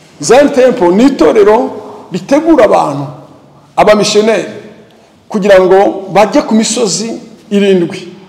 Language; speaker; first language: Kinyarwanda; native; Kinyarwanda